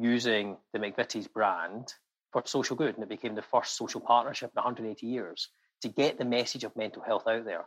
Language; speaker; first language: English; native; English